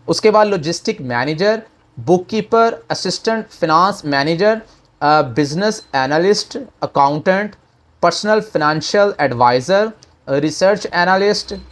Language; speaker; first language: Urdu; native; Urdu